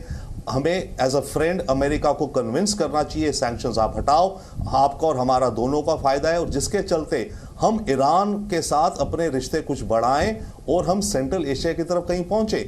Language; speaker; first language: Hindi; native; Hindi